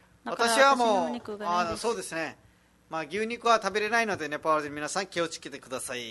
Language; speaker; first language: Japanese; non-native, fluent; Nepali